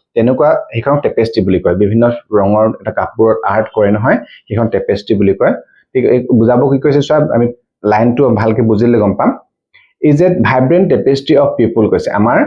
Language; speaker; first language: Assamese; native; Assamese